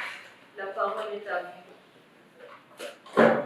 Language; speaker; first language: French; non-native, local second language; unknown